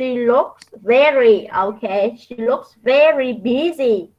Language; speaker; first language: English; non-native, fluent; Vietnamese